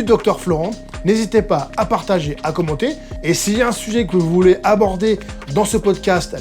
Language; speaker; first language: French; native; French